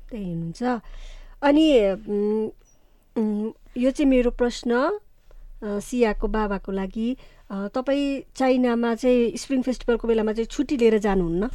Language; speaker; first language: Nepali; native; Nepali